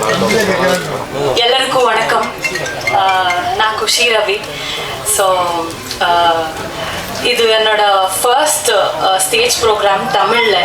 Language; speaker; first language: Tamil; non-native, learner; Kannada